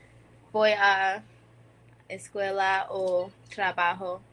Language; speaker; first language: Spanish; non-native, learner; English